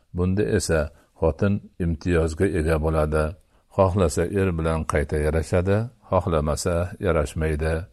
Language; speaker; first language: Uzbek; native; Uzbek